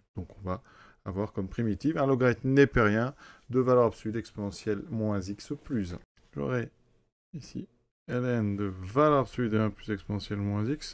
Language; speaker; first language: French; native; French